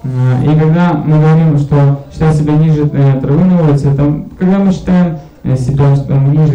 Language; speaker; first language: Russian; native; Russian